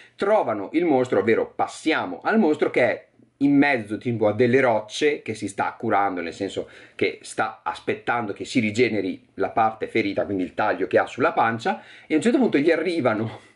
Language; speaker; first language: Italian; native; Italian